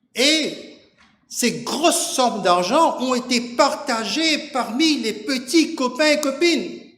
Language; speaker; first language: French; non-native, local second language; Morisyen